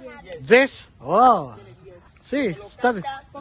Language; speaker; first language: Spanish; non-native, learner; Filipino